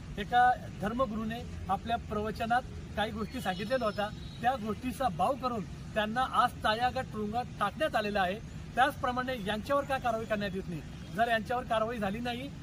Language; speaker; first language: Marathi; non-native, local second language; Urdu